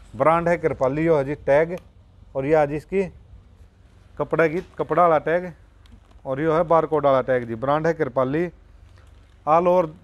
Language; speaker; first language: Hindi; native; Hindi